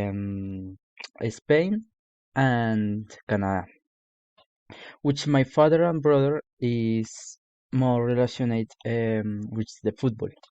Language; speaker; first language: English; non-native, learner; Spanish